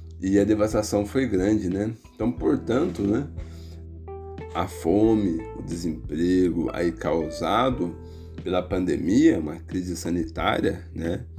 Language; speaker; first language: Portuguese; native; Portuguese